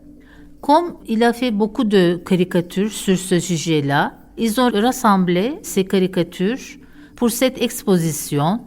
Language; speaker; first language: French; non-native, fluent; Turkish